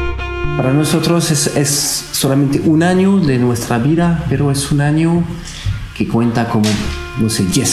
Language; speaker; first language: Spanish; non-native, learner; French